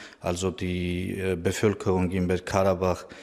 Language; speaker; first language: German; non-native, fluent; Armenian